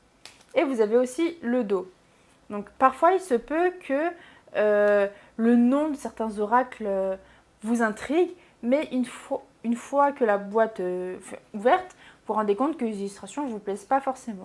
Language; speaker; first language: French; native; French